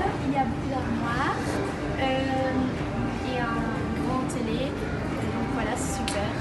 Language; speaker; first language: French; non-native, fluent; Dutch